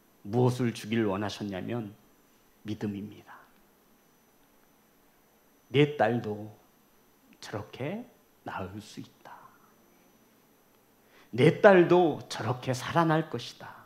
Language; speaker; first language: Korean; native; Korean